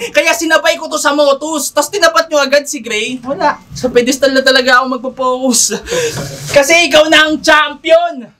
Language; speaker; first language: Filipino; native; Filipino